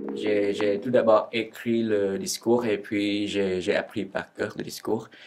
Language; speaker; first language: French; non-native, fluent; Vietnamese